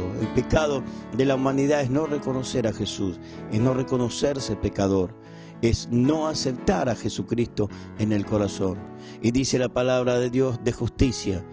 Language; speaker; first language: Spanish; native; Spanish